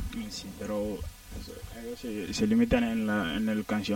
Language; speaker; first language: Spanish; non-native, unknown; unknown